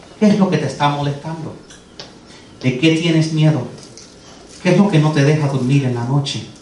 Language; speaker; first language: Spanish; early bilingual, heritage; Spanish